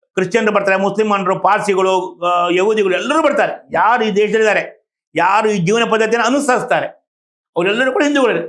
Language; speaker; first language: Kannada; native; Kannada